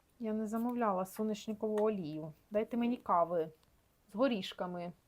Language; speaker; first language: Ukrainian; native; Ukrainian